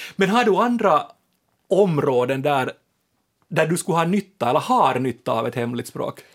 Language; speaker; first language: Swedish; native; Swedish